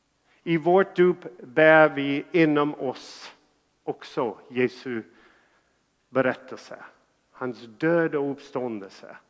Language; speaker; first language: Swedish; non-native, fluent; English